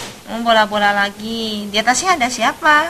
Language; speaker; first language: Indonesian; native; Indonesian